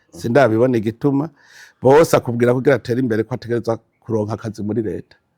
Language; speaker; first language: Rundi; native; Rundi